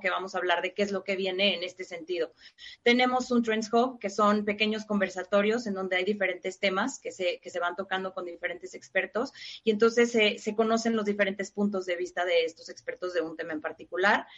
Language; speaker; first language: Spanish; native; Spanish